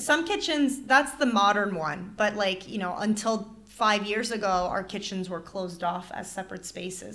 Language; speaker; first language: English; native; English